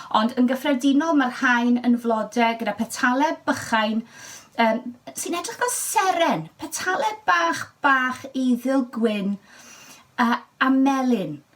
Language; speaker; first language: Welsh; native; Welsh